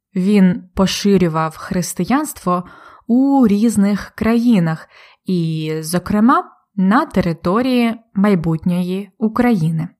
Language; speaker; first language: Ukrainian; native; Ukrainian